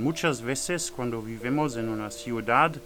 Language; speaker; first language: Spanish; non-native, learner; French